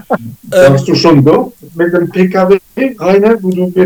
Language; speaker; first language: German; non-native, fluent; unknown